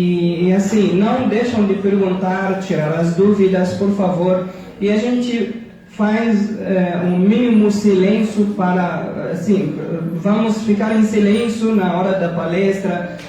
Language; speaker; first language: Portuguese; non-native, fluent; Arabic